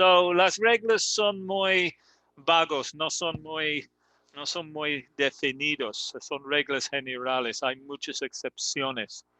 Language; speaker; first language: Spanish; non-native, learner; English